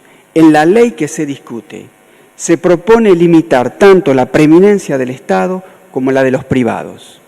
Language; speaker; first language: Spanish; native; Spanish